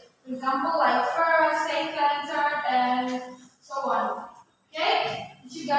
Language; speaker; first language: English; non-native, fluent; Indonesian